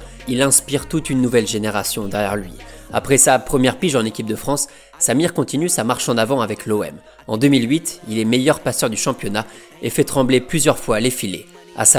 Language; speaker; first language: French; native; French